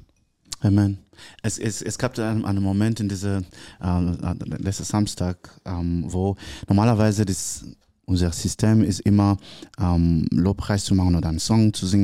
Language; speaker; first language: German; non-native, learner; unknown